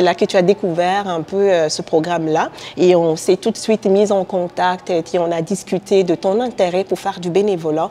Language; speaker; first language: French; native; French